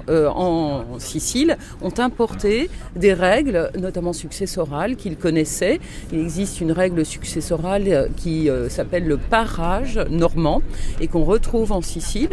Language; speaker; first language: French; native; French